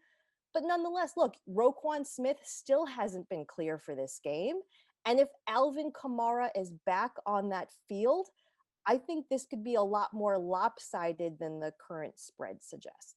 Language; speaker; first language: English; native; English